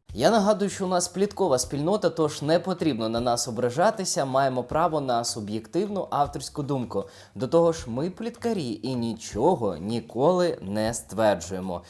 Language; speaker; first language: Ukrainian; native; Ukrainian